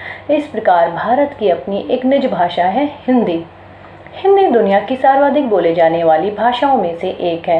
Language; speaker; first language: Hindi; native; Hindi